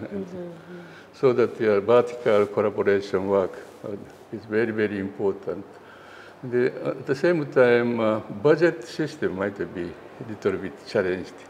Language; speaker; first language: English; non-native, learner; Japanese